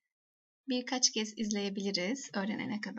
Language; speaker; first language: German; non-native, fluent; Turkish